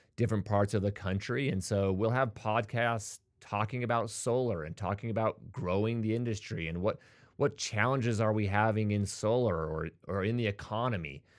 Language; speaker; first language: English; native; English